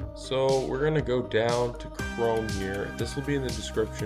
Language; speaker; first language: English; native; English